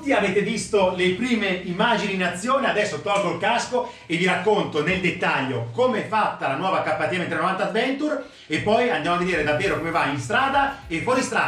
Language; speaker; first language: Italian; native; Italian